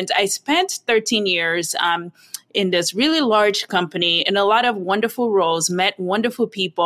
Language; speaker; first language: English; non-native, local second language; Yoruba